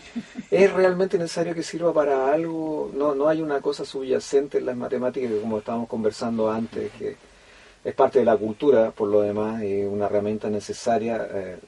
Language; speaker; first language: Spanish; native; Spanish